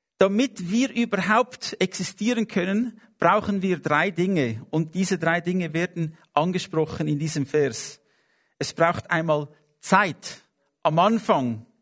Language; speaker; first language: German; non-native, fluent; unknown